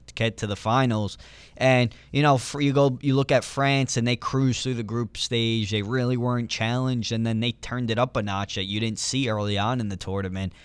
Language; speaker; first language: English; early bilingual, other home language; Italian